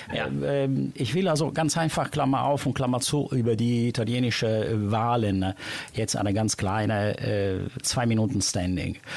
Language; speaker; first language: German; non-native, fluent; Italian